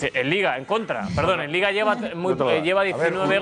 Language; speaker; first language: Spanish; native; Spanish